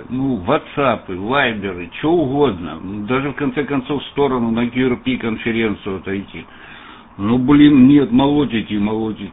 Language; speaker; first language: Russian; native; Russian